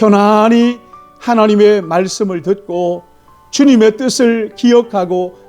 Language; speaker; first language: Korean; native; Korean